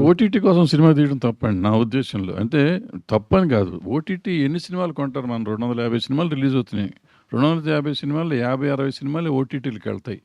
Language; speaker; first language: Telugu; native; Telugu